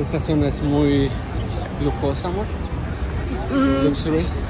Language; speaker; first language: Spanish; native; Spanish